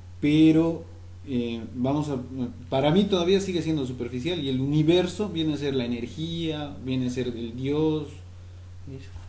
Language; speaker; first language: Spanish; native; Spanish